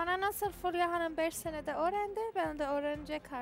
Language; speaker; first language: Turkish; non-native, learner; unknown